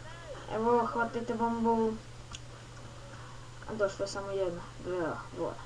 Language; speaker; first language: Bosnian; early bilingual, heritage; Bosnian